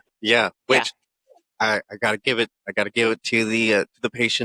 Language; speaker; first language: English; native; English